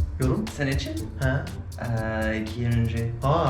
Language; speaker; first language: Turkish; non-native, learner; French